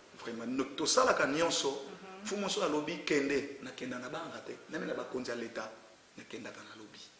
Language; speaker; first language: Lingala; non-native, local second language; Kongo